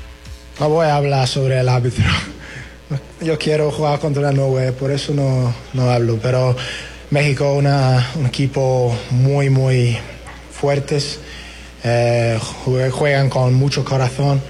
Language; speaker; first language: Spanish; non-native, fluent; English